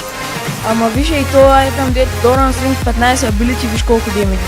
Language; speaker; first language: Bulgarian; native; Bulgarian